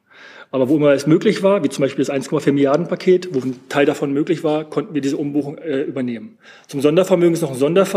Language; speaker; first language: German; native; German